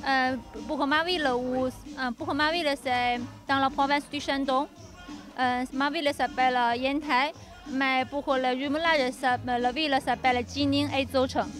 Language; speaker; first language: French; non-native, learner; Chinese